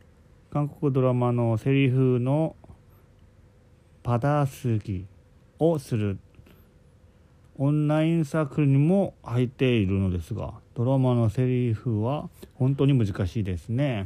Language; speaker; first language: Japanese; non-native, local second language; Korean